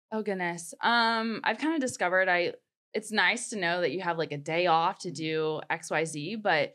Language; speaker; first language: English; native; English